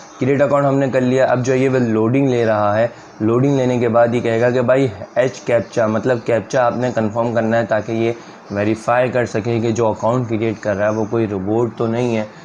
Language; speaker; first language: Urdu; native; Urdu